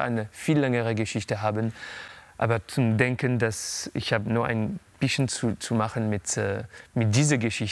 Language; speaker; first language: German; non-native, local second language; French